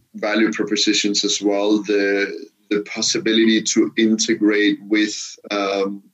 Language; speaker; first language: English; non-native, fluent; Danish